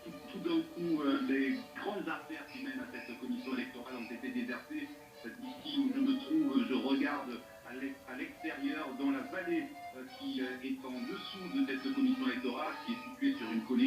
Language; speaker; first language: French; native; French